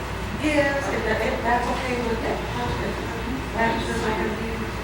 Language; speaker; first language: English; native; English